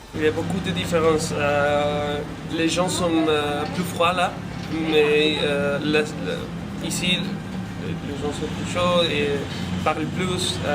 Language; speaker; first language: French; non-native, learner; Spanish